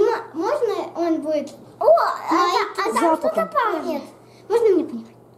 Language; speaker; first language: Russian; early bilingual, other home language; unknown